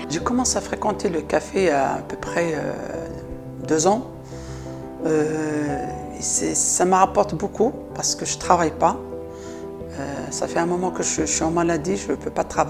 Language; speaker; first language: French; non-native, local second language; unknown